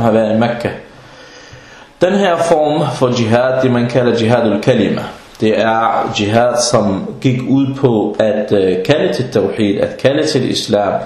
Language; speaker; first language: Danish; early bilingual, other home language; Arabic